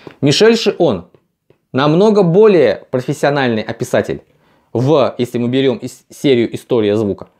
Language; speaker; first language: Russian; native; Russian